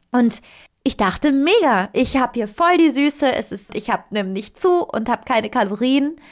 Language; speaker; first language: German; non-native, fluent; Italian